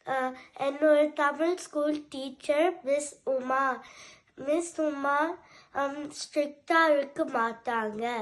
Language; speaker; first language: Tamil; early bilingual, heritage; Tamil